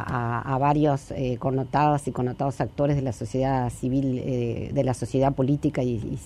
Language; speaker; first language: Spanish; native; Spanish